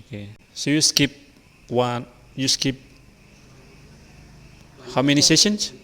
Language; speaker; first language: English; non-native, learner; Indonesian